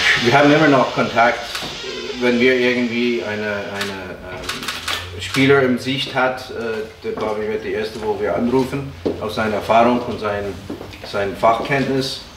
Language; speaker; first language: German; non-native, fluent; English